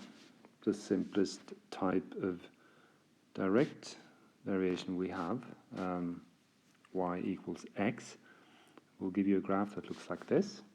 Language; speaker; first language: English; non-native, fluent; Norwegian